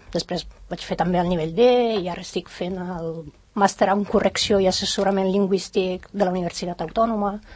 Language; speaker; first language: Catalan; non-native, fluent; Italian